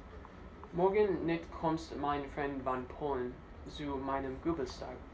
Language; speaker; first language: German; non-native, learner; English